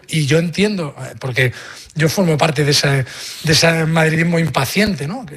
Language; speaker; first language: Spanish; native; Spanish